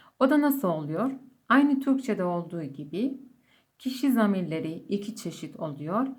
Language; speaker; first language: Turkish; non-native, fluent; Persian